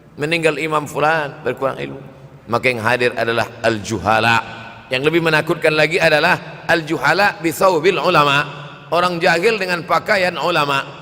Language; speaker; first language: Malay; native; Malay